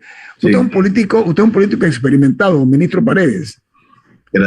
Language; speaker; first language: Spanish; native; Spanish